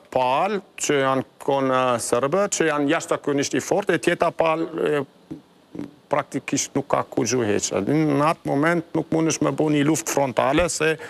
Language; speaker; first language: Albanian; non-native, fluent; German